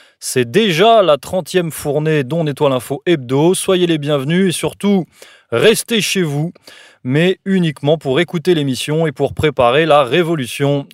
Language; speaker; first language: French; native; French